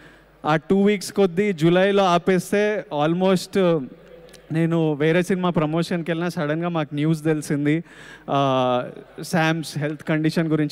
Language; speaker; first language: Telugu; native; Telugu